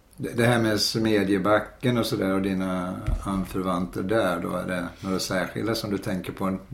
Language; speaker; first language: Swedish; native; Swedish